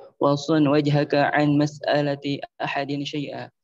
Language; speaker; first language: Arabic; non-native, learner; Indonesian